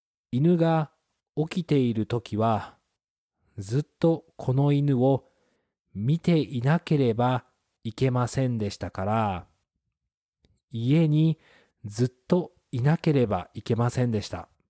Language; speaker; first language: Japanese; native; Japanese